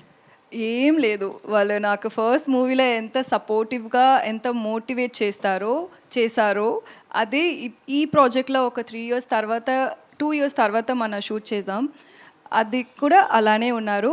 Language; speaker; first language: Telugu; non-native, learner; Tamil